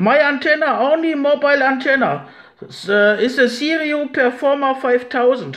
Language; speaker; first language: English; non-native, learner; German